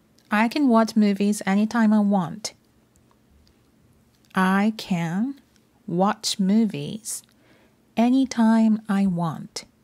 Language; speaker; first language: English; non-native, fluent; Japanese